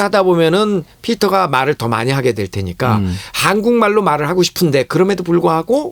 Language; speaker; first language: Korean; native; Korean